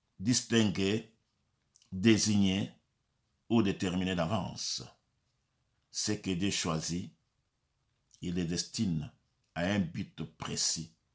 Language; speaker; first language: French; non-native, local second language; Lingala